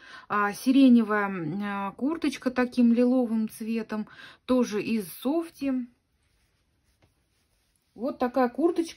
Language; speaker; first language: Russian; native; Russian